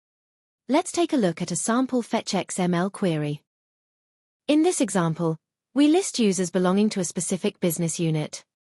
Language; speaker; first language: English; non-native, fluent; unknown